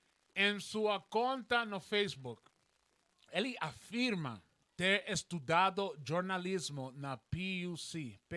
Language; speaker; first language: Portuguese; non-native, learner; Spanish